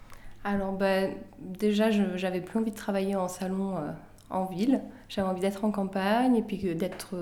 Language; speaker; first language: French; native; French